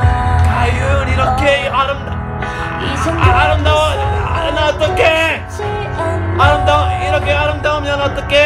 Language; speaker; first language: Korean; non-native, fluent; English